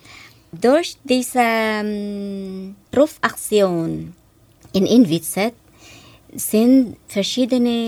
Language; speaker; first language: German; non-native, fluent; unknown